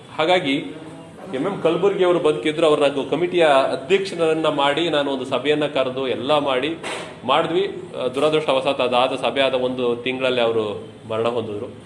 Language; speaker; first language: Kannada; native; Kannada